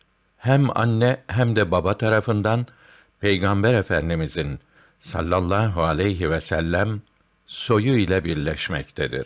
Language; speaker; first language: Turkish; native; Turkish